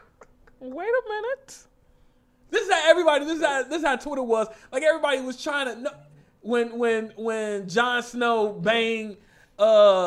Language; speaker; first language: English; native; English